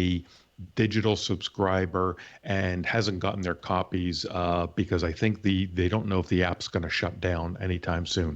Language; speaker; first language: English; native; English